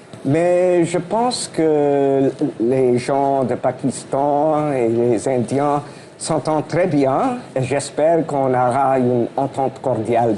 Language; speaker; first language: French; non-native, fluent; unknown